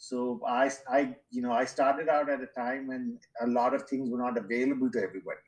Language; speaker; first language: English; non-native, local second language; Sindhi